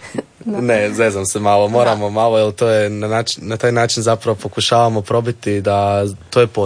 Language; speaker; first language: Serbian; native; Serbian